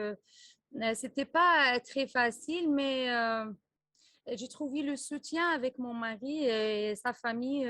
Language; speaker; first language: French; non-native, local second language; Arabic